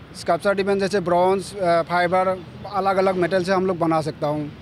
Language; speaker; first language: Hindi; non-native, local second language; Assamese